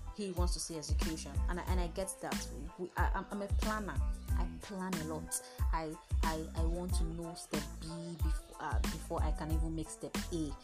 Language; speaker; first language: English; non-native, local second language; Yoruba